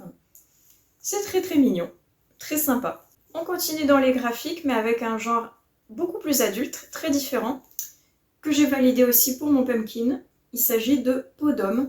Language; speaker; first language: French; native; French